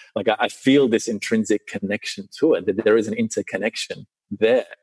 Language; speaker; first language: English; early bilingual, other home language; Sinhala